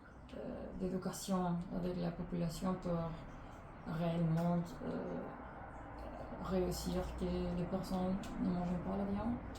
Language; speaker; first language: French; non-native, learner; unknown